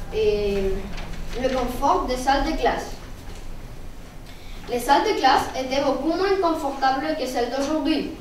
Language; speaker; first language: French; non-native, learner; Spanish